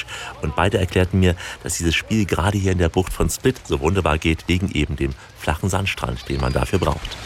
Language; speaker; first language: German; native; German